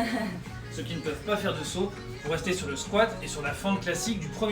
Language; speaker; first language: French; native; French